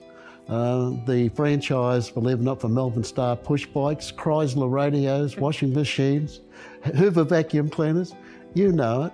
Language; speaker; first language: English; native; English